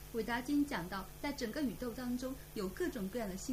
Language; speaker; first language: Chinese; native; Chinese